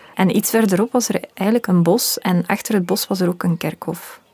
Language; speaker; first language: Dutch; early bilingual, other home language; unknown